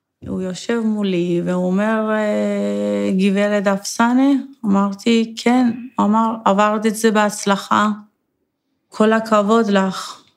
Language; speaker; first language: Hebrew; non-native, fluent; Persian